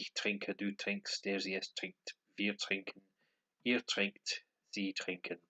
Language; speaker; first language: German; non-native, learner; English